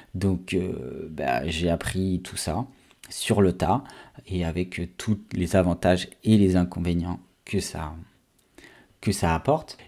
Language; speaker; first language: French; native; French